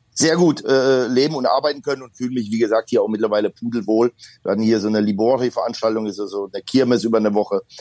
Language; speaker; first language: German; early bilingual, other home language; Polish